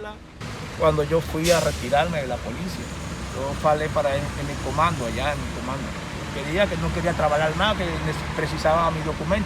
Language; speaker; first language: Portuguese; non-native, learner; Spanish